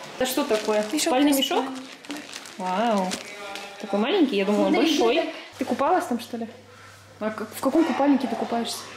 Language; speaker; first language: Russian; native; Russian